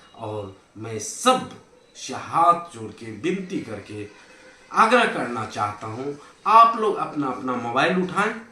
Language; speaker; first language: Hindi; native; Hindi